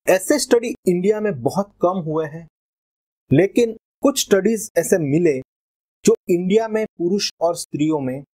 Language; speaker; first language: Hindi; non-native, local second language; Gujarati